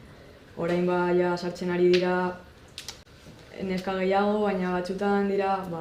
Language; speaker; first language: Basque; non-native, local second language; Spanish